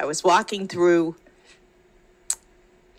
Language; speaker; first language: English; native; English